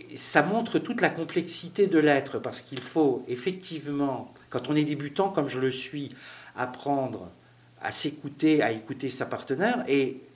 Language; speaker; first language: French; native; French